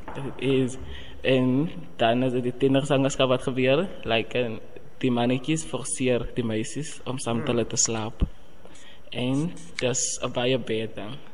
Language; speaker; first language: Afrikaans; non-native, local second language; Xhosa